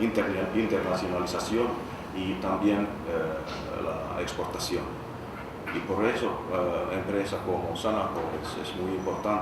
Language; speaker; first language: Spanish; non-native, fluent; Finnish